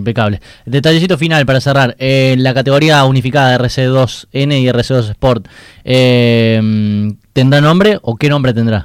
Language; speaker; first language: Spanish; native; Spanish